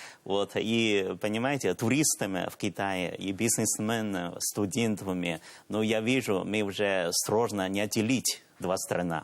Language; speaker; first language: Russian; non-native, learner; Chinese